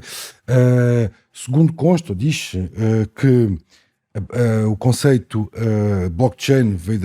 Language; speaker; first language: Portuguese; native; Portuguese